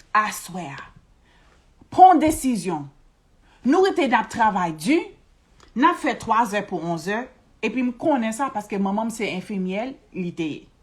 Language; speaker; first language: Haitian Creole; early bilingual, heritage; Haitian Creole